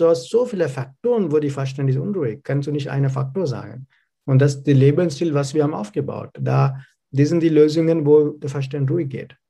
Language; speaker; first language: German; non-native, learner; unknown